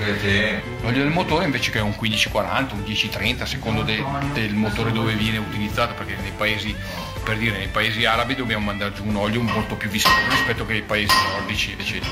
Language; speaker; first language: Italian; native; Italian